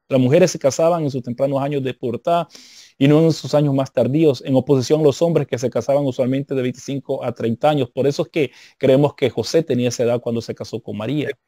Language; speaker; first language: Spanish; native; Spanish